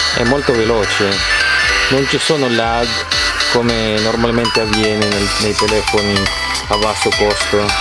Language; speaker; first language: Italian; non-native, fluent; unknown